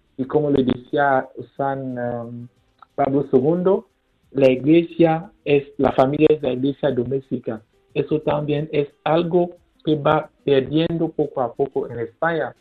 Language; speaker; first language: Spanish; non-native, fluent; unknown